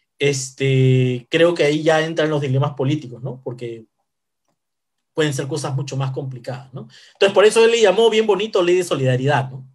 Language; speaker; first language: Spanish; native; Spanish